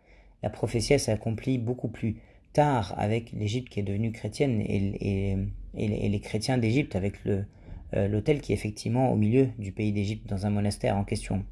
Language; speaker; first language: French; native; French